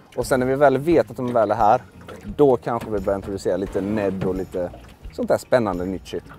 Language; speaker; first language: Swedish; early bilingual, other home language; Russian